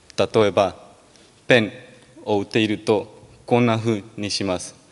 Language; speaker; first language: Japanese; non-native, fluent; Spanish